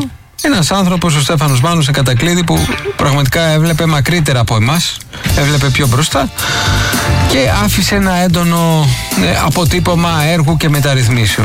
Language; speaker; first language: Greek; native; Greek